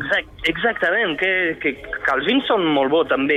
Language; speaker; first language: Catalan; non-native, fluent; French